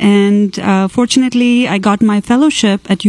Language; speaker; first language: English; non-native, local second language; Malayalam